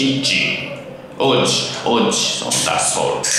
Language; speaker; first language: Italian; non-native, fluent; Japanese